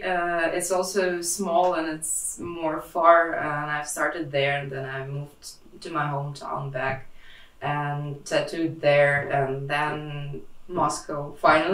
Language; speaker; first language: English; non-native, fluent; Russian